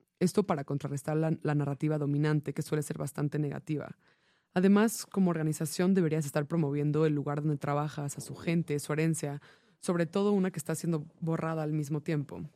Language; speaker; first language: Spanish; non-native, fluent; English